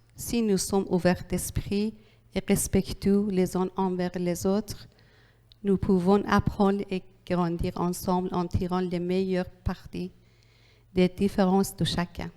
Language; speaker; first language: French; non-native, learner; Persian